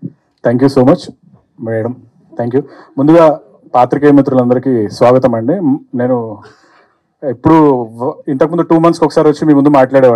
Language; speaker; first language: Telugu; native; Telugu